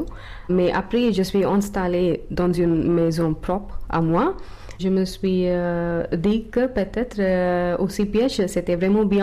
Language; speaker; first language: French; non-native, learner; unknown